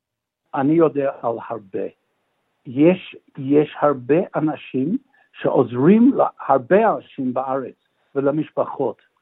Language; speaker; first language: Hebrew; non-native, fluent; English